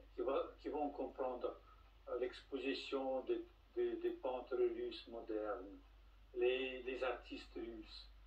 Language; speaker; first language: French; non-native, fluent; Russian